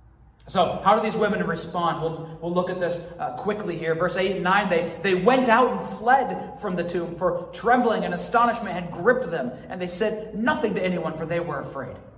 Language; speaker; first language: English; native; English